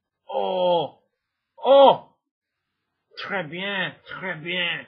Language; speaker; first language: French; non-native, learner; English